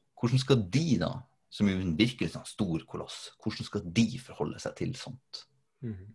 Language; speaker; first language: Norwegian; native; Norwegian